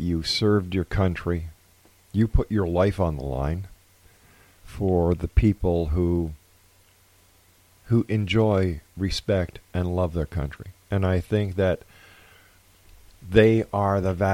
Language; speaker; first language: English; native; English